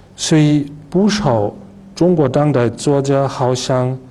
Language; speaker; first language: Chinese; non-native, fluent; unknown